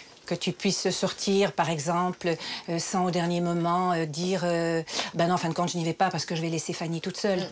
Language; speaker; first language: French; native; French